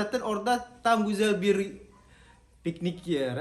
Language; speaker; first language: Turkish; non-native, learner; Indonesian